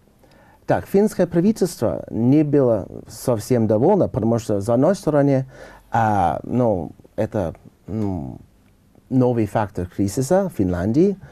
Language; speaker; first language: Russian; non-native, learner; English